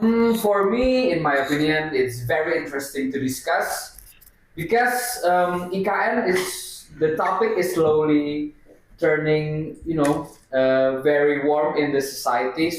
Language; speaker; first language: English; non-native, learner; Indonesian